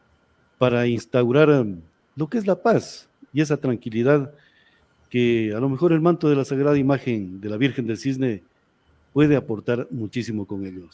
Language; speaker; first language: Spanish; native; Spanish